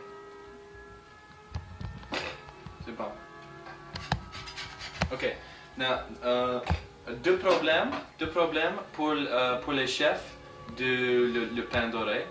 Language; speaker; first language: French; non-native, learner; English